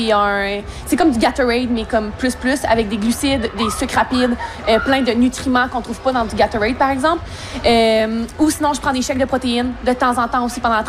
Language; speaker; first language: French; native; French